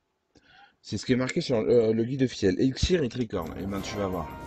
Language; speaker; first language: French; native; French